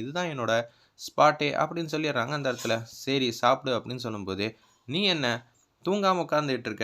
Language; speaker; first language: Tamil; native; Tamil